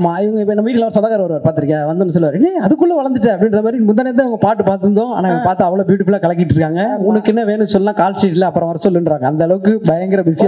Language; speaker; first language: Tamil; native; Tamil